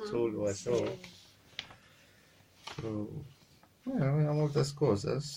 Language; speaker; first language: Catalan; non-native, fluent; Arabic